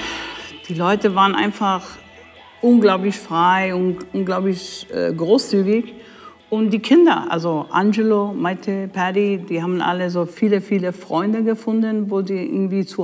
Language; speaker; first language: German; non-native, fluent; English